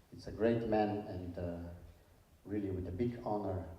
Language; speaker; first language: English; non-native, fluent; Slovenian